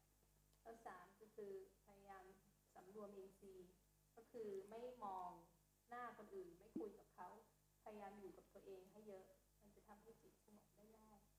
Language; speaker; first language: Thai; native; Thai